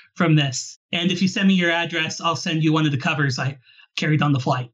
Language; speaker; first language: English; native; English